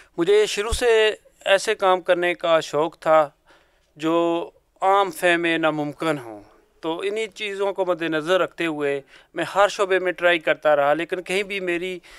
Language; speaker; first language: Urdu; non-native, local second language; Punjabi